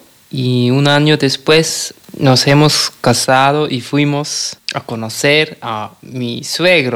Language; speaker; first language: Spanish; non-native, fluent; German